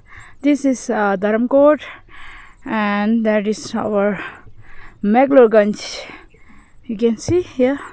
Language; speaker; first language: English; non-native, learner; Tibetan